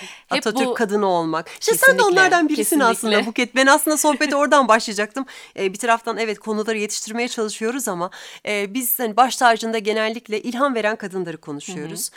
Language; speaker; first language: Turkish; native; Turkish